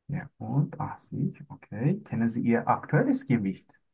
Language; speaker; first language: German; non-native, learner; Turkish